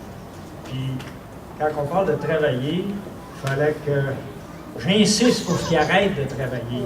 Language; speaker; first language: French; native; French